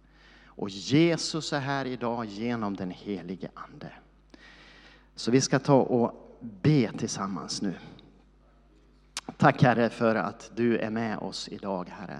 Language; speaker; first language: Swedish; native; Swedish